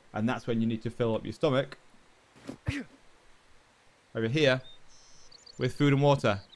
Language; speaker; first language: English; native; English